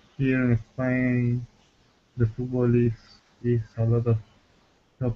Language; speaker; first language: English; non-native, learner; Spanish